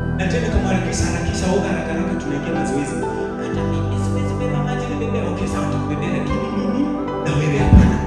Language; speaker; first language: Swahili; non-native, local second language; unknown